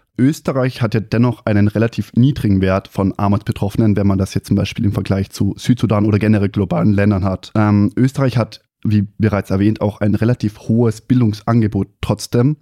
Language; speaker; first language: German; native; German